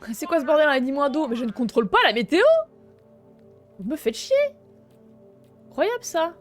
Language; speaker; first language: French; native; French